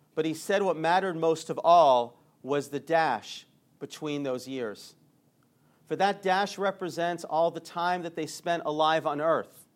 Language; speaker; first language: English; native; English